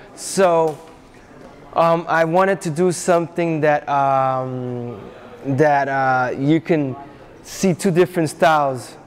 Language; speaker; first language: English; native; English